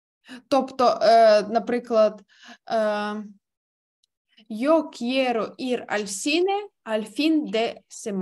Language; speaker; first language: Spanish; non-native, fluent; Ukrainian